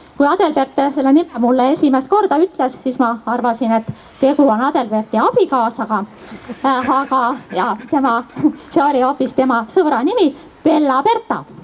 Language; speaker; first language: Estonian; native; Estonian